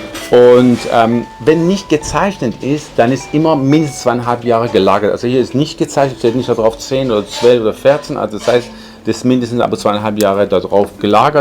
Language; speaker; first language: German; non-native, fluent; Persian